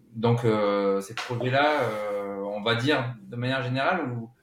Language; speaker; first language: French; native; French